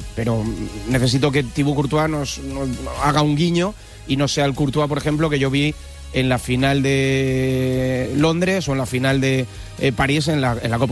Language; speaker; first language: Spanish; native; Spanish